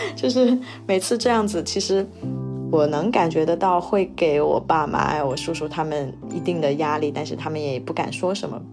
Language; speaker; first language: Chinese; native; Chinese